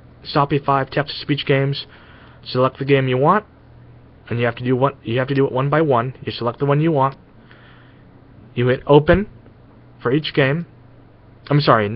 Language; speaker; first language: English; native; English